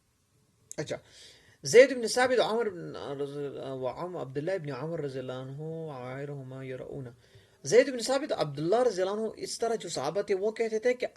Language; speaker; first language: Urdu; non-native, local second language; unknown